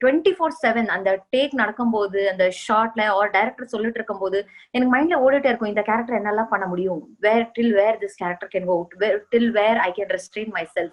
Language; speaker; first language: Tamil; non-native, fluent; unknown